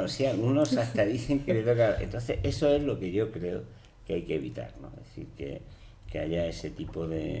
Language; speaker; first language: Spanish; native; Spanish